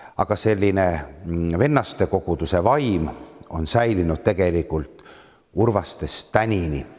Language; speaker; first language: Estonian; native; Estonian